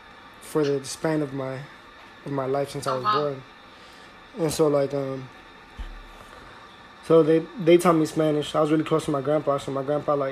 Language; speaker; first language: English; early bilingual, other home language; Spanish